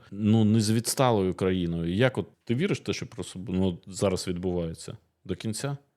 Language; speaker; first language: Ukrainian; native; Ukrainian